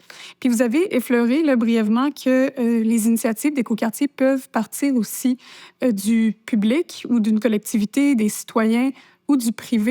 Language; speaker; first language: French; native; French